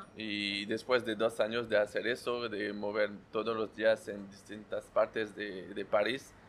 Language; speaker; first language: Spanish; non-native, fluent; French